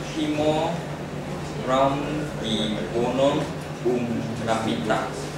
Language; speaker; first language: German; non-native, learner; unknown